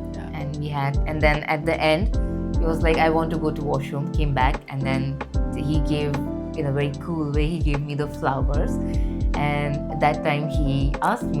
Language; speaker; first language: English; non-native, local second language; Hindi